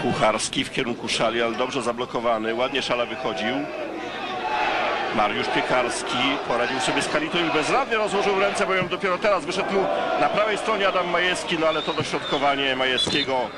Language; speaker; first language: Polish; native; Polish